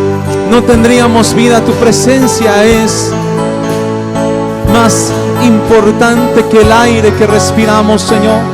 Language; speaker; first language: Spanish; native; Spanish